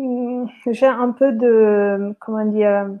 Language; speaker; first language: French; non-native, fluent; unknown